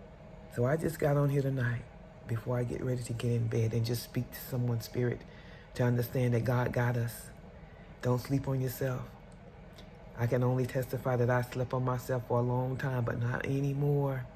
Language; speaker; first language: English; native; English